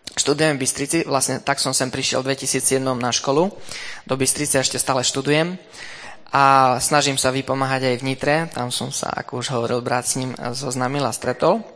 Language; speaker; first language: Slovak; early bilingual, heritage; Slovak